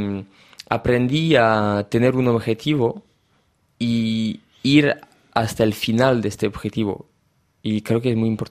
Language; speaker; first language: Spanish; early bilingual, heritage; French